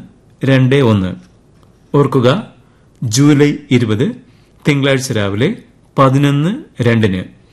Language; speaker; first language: Malayalam; native; Malayalam